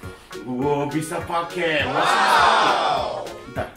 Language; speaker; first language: Indonesian; non-native, fluent; Japanese